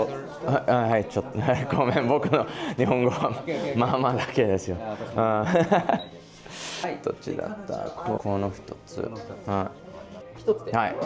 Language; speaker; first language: Japanese; non-native, learner; English